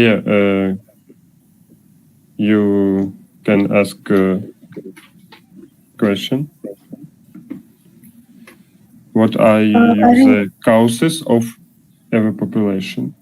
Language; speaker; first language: English; non-native, learner; Russian